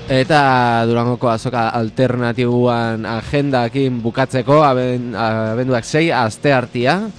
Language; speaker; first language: Basque; native; Basque